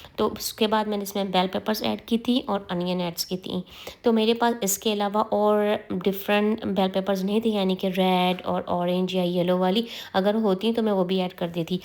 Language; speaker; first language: Urdu; native; Urdu